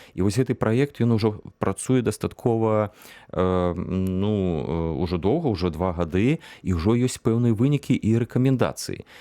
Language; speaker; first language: Belarusian; non-native, local second language; Russian